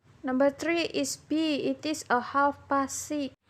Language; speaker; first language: English; non-native, learner; Indonesian